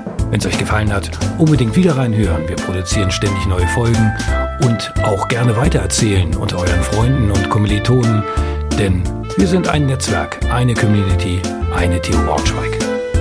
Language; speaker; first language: German; native; German